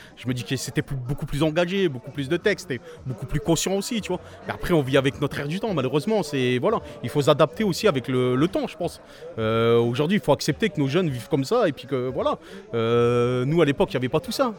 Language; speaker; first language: French; native; French